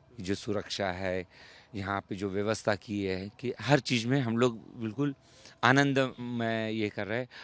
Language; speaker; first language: Hindi; native; Hindi